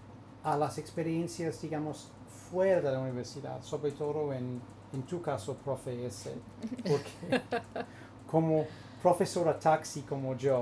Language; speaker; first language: Spanish; non-native, fluent; English